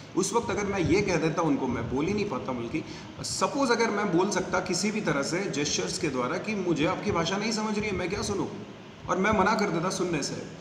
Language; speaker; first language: Hindi; native; Hindi